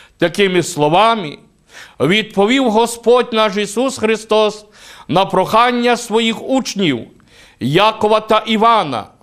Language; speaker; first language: Ukrainian; native; Ukrainian